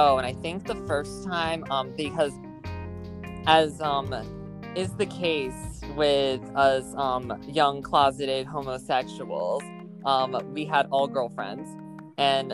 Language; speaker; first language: English; native; English